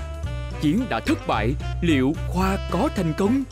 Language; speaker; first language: Vietnamese; native; Vietnamese